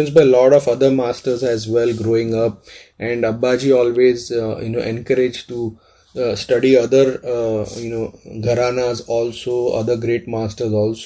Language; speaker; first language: English; non-native, local second language; Marathi